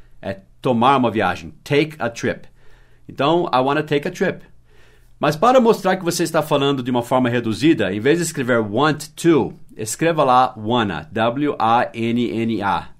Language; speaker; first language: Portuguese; non-native, fluent; English